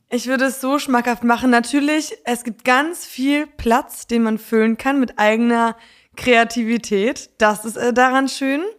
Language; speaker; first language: German; early bilingual, other home language; Polish